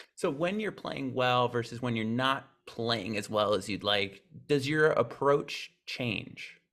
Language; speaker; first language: English; native; English